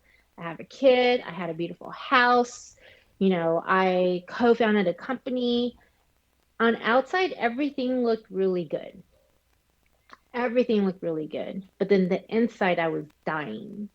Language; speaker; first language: English; early bilingual, other home language; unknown